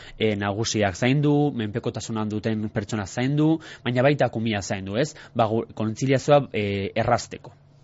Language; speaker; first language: Basque; non-native, local second language; Spanish